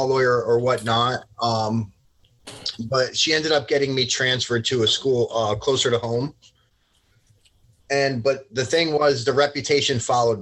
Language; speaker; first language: English; native; English